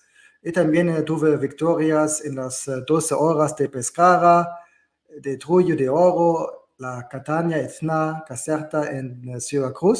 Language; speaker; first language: Spanish; non-native, fluent; German